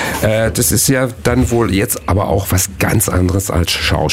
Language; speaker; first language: German; native; German